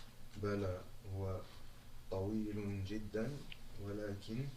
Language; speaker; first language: Arabic; non-native, learner; French